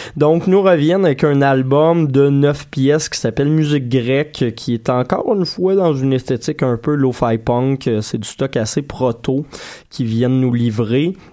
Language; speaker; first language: French; native; French